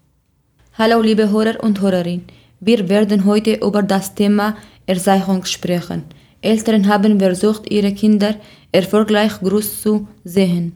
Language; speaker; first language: German; non-native, learner; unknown